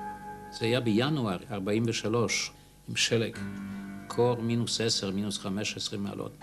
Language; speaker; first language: Hebrew; non-native, fluent; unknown